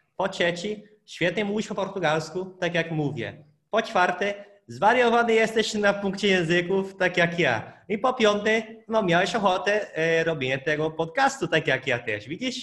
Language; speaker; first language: Polish; non-native, fluent; Portuguese